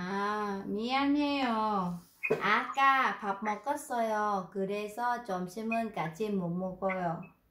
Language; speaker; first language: Korean; non-native, fluent; Vietnamese